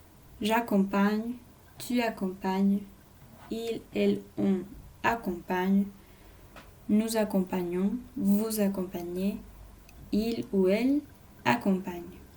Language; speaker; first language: French; non-native, fluent; Spanish